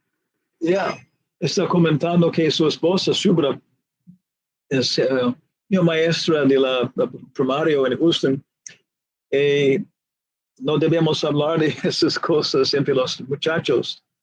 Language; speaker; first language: Spanish; non-native, fluent; English